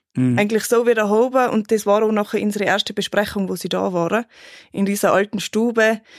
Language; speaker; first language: German; native; German